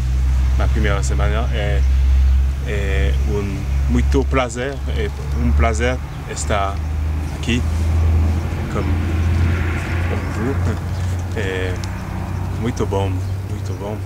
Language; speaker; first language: Portuguese; non-native, learner; French